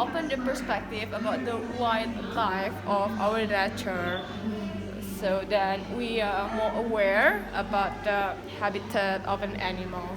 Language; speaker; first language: English; non-native, fluent; Indonesian